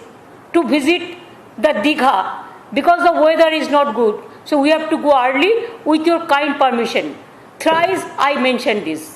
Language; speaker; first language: English; non-native, local second language; Bangla